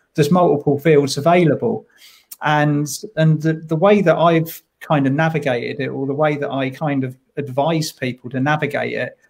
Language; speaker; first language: English; native; English